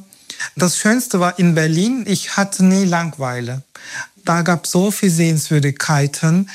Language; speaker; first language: German; non-native, learner; Turkish